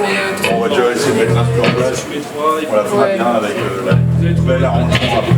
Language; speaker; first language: French; native; French